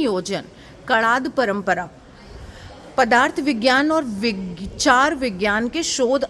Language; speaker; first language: Hindi; native; Hindi